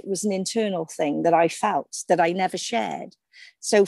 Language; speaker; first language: English; native; English